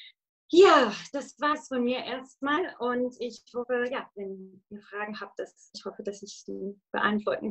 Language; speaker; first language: German; non-native, fluent; English